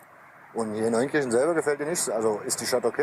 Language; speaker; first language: German; native; German